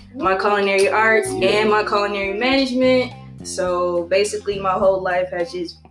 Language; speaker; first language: English; native; English